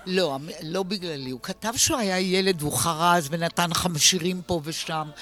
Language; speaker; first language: Hebrew; native; Hebrew